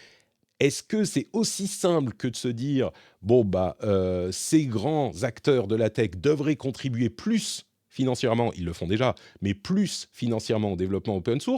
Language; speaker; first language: French; native; French